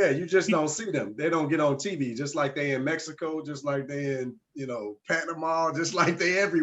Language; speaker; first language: English; native; English